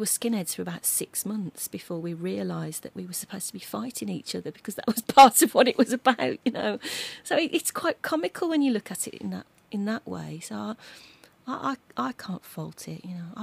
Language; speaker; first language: English; native; English